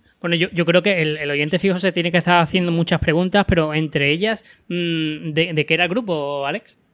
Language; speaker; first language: Spanish; native; Spanish